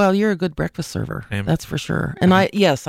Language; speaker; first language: English; native; English